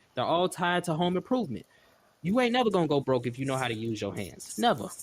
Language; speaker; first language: English; native; English